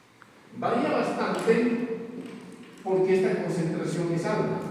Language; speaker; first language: Spanish; native; Spanish